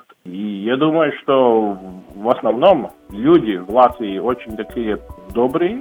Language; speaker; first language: Russian; non-native, local second language; Latvian